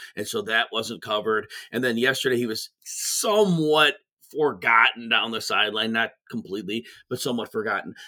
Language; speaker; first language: English; native; English